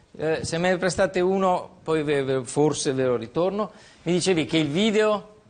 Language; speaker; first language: Italian; native; Italian